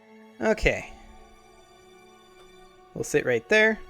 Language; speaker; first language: English; native; English